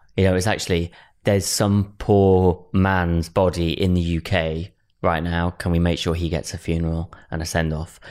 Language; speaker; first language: English; native; English